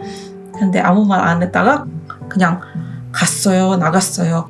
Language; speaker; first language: Korean; non-native, fluent; Indonesian